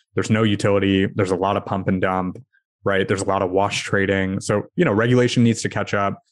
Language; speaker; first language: English; early bilingual, other home language; Hindi